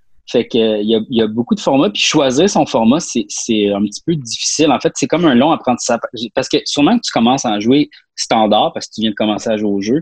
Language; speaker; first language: French; native; French